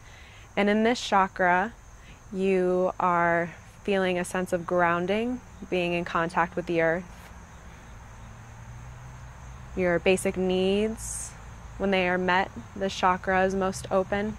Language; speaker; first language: English; native; English